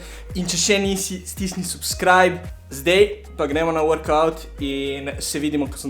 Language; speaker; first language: Slovenian; native; Slovenian